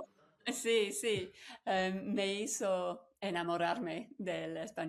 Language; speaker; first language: Spanish; non-native, fluent; English